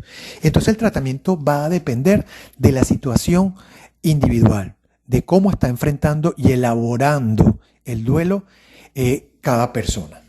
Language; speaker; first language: Spanish; native; Spanish